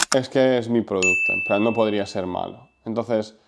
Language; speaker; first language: Spanish; non-native, fluent; Ukrainian